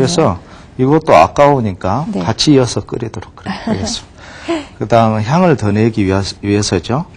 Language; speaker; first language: Korean; native; Korean